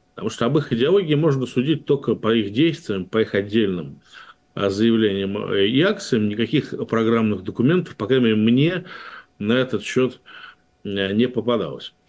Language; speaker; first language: Russian; native; Russian